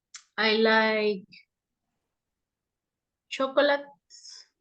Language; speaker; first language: English; non-native, learner; Spanish